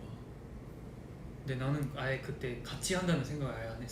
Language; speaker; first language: Korean; non-native, fluent; Japanese